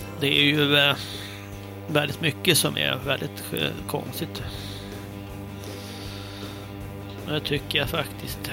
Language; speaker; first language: Swedish; native; Swedish